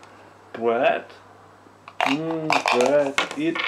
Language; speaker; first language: English; non-native, learner; German